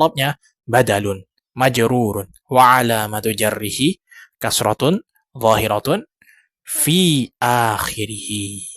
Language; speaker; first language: Arabic; non-native, learner; Indonesian